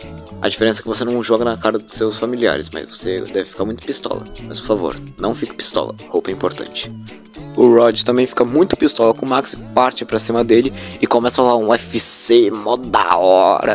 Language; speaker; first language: Portuguese; native; Portuguese